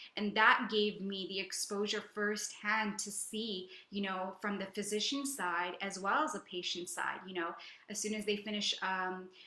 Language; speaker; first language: English; native; English